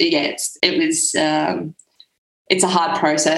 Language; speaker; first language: English; native; English